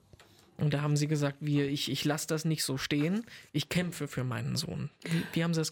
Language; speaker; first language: German; native; German